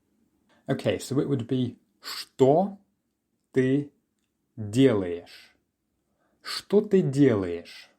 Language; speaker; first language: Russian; non-native, fluent; English